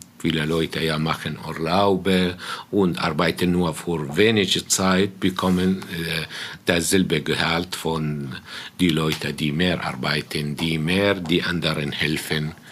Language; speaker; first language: German; non-native, fluent; Arabic